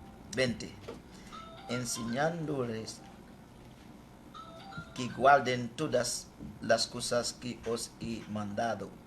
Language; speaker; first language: Spanish; non-native, fluent; Haitian Creole